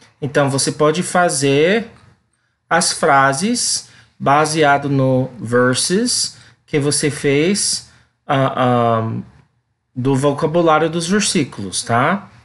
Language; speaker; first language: Portuguese; non-native, learner; English